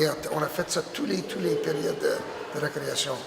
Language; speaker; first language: French; non-native, local second language; English